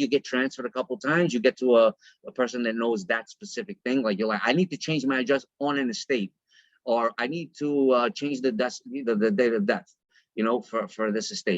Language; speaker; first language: English; native; English